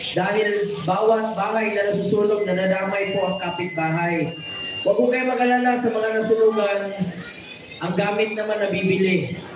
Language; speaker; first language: Filipino; non-native, local second language; Cebuano